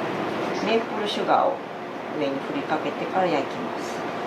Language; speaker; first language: Japanese; native; Japanese